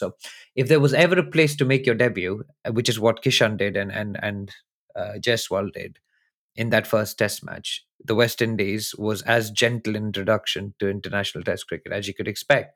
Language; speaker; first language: English; non-native, local second language; Hindi